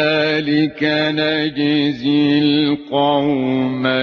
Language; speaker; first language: Arabic; native; Arabic